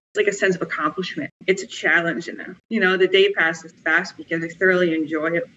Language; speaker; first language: English; native; English